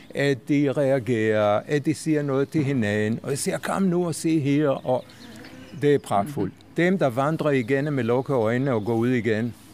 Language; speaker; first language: Danish; non-native, fluent; Hebrew